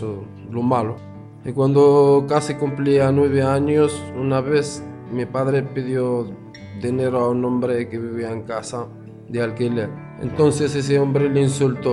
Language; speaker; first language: Spanish; non-native, fluent; Arabic